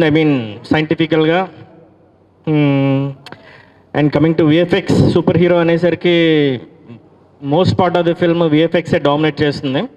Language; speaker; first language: Telugu; native; Telugu